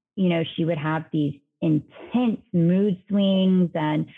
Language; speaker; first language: English; native; English